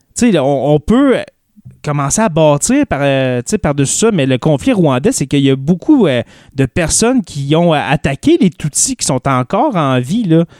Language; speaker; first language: French; native; French